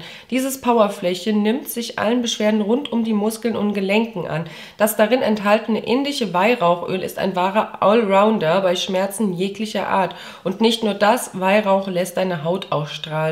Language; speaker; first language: German; native; German